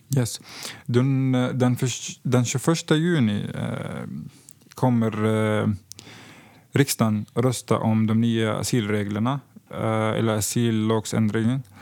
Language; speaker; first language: Swedish; non-native, fluent; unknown